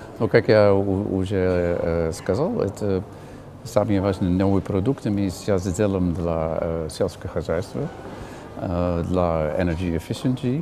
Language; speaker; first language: Russian; non-native, learner; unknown